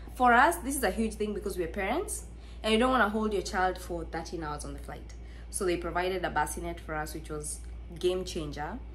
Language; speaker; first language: English; non-native, local second language; Kikuyu